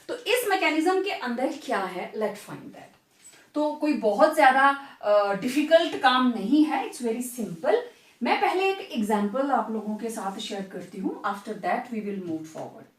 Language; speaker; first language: Hindi; native; Hindi